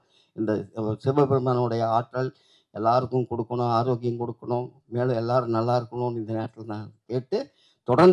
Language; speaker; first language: Tamil; native; Tamil